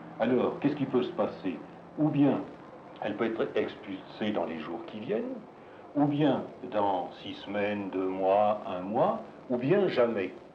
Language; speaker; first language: French; native; French